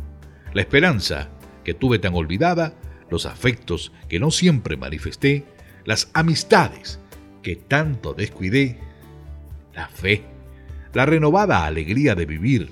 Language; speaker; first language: Spanish; native; Spanish